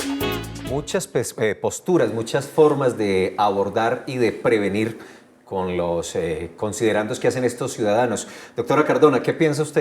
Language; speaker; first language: Spanish; native; Spanish